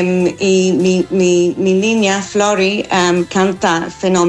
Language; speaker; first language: Spanish; non-native, fluent; English